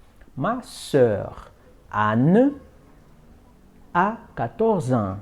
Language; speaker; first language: French; non-native, fluent; Portuguese